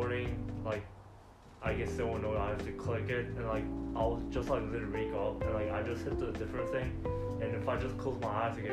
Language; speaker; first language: English; non-native, learner; Korean